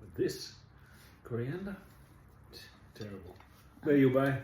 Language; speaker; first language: English; non-native, learner; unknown